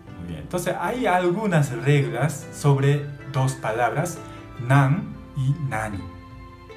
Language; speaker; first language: Spanish; non-native, learner; Japanese